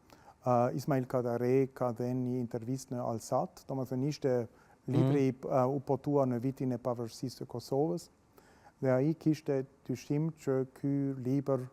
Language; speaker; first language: Albanian; non-native, fluent; German